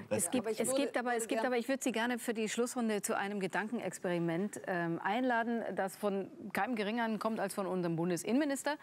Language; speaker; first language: German; native; German